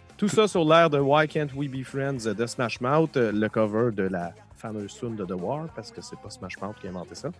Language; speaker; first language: French; native; French